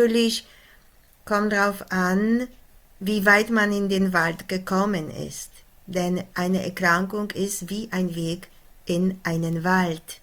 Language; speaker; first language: German; non-native, fluent; Polish